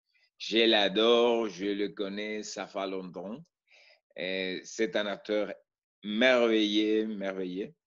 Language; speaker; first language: French; non-native, learner; Spanish